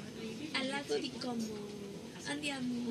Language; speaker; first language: Italian; non-native, learner; Spanish